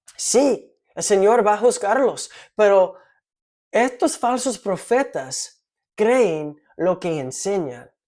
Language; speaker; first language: Spanish; non-native, fluent; English